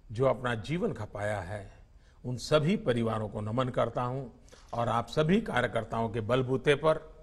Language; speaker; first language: Hindi; non-native, local second language; Gujarati